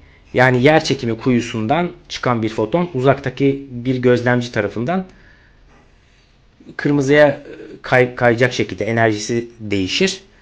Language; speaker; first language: Turkish; native; Turkish